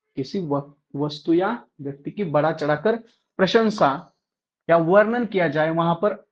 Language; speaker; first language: Hindi; non-native, local second language; Marathi